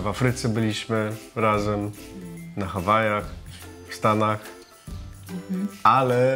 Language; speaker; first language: Polish; non-native, fluent; English